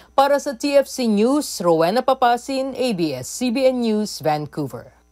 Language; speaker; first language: Filipino; native; Filipino